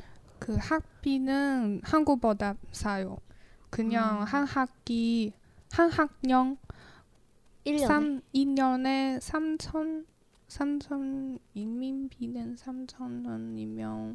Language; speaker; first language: Korean; non-native, learner; Chinese